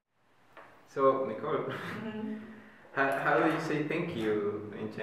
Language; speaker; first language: English; non-native, fluent; Spanish